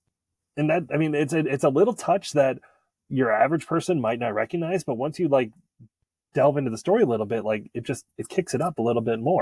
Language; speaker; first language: English; native; English